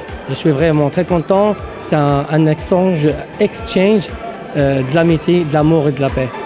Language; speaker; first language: French; non-native, local second language; Arabic